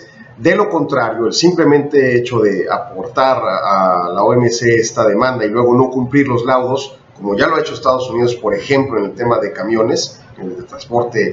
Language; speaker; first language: Spanish; native; Spanish